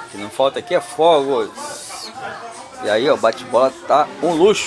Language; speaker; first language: Portuguese; native; Portuguese